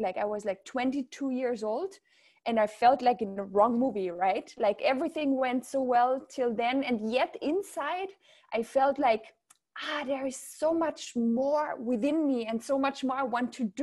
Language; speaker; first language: English; non-native, fluent; German